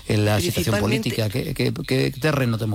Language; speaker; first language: Spanish; native; Spanish